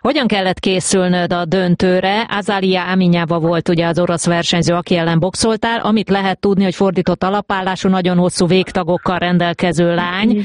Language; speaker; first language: Hungarian; native; Hungarian